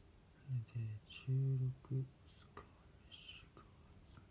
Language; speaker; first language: English; non-native, fluent; Japanese